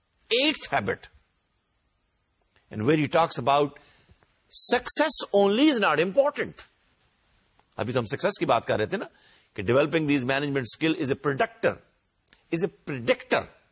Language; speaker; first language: English; non-native, local second language; Urdu